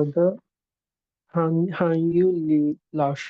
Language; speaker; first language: Chinese; non-native, learner; Bangla